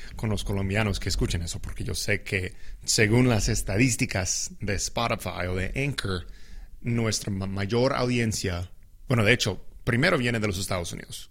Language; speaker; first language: Spanish; non-native, fluent; English